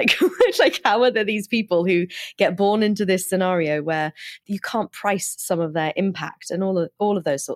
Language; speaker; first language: English; native; English